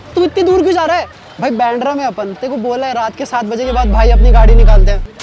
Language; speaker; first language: Hindi; native; Hindi